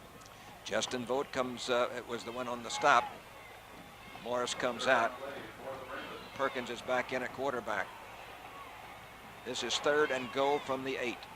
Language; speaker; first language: English; native; English